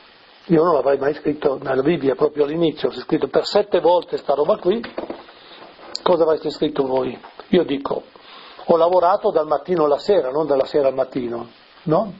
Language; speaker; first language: Italian; native; Italian